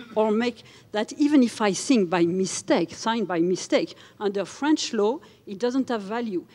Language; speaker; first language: English; non-native, fluent; French